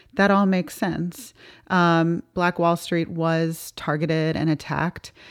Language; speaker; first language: English; native; English